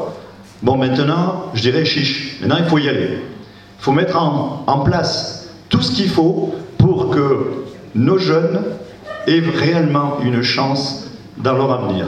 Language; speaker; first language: French; native; French